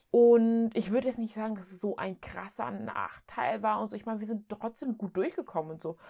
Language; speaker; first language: German; early bilingual, other home language; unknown